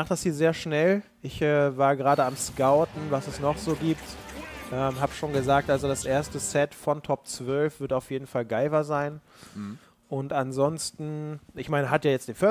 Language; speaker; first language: German; native; German